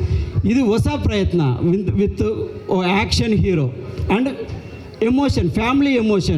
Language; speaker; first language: Kannada; non-native, learner; Telugu